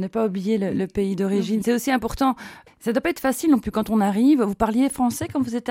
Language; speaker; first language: French; native; French